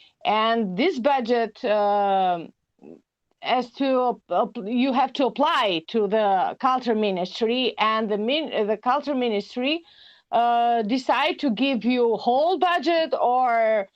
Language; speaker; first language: English; non-native, learner; Albanian